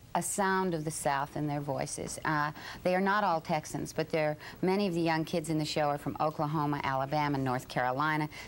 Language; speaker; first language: English; native; English